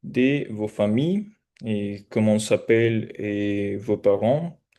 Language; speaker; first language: French; non-native, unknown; Spanish